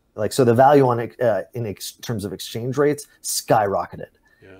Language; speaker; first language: English; native; English